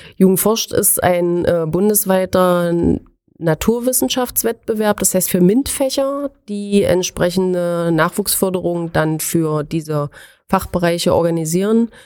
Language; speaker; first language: German; native; German